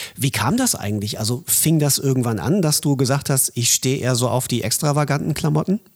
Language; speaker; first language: German; native; German